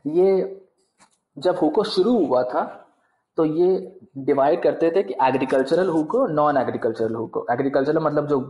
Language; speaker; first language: Hindi; native; Hindi